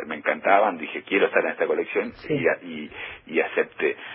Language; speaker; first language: Spanish; native; Spanish